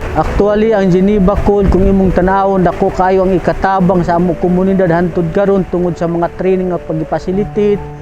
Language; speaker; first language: Cebuano; non-native, local second language; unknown